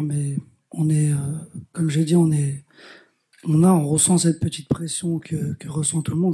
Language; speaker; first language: French; early bilingual, other home language; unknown